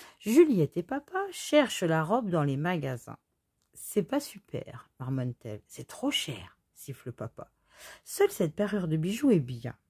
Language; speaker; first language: French; native; French